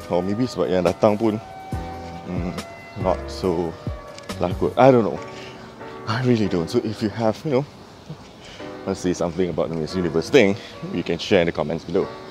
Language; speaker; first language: English; non-native, local second language; Malay